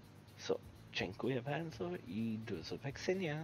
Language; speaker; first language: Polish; non-native, learner; English